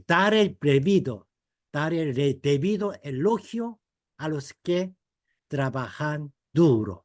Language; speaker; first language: Spanish; non-native, fluent; Korean